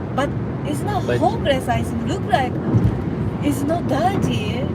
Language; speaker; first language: English; non-native, learner; Japanese